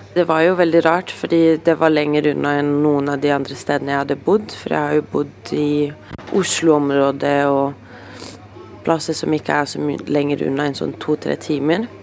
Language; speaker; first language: Norwegian; early bilingual, other home language; Portuguese